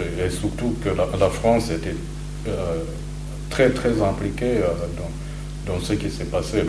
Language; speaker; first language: French; non-native, local second language; Kinyarwanda